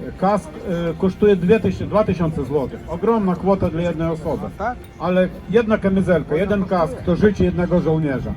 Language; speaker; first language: Polish; non-native, fluent; Ukrainian